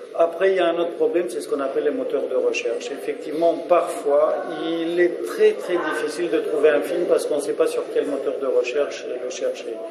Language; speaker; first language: French; non-native, fluent; Romanian